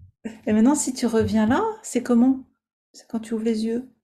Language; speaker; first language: French; native; French